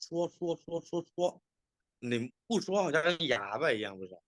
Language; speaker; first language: Chinese; non-native, fluent; Indonesian